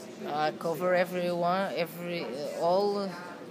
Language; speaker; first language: English; non-native, learner; Portuguese